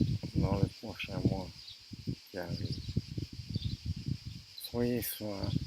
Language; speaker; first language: French; native; French